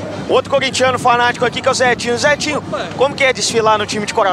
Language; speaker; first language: Portuguese; native; Portuguese